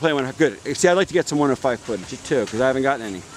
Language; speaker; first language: English; native; English